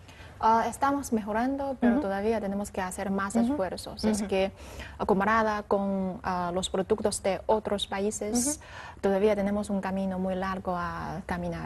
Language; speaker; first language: Spanish; non-native, learner; Chinese